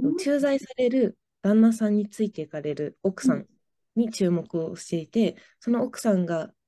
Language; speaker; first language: Japanese; native; Japanese